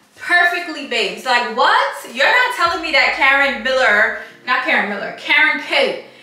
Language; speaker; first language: English; native; English